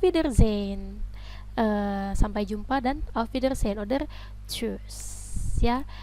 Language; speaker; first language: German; non-native, fluent; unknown